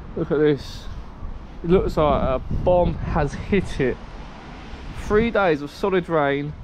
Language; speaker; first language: English; native; English